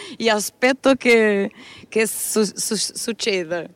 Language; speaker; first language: Italian; non-native, learner; Portuguese